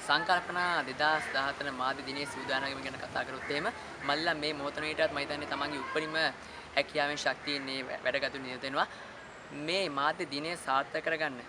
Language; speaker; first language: Sinhala; native; Sinhala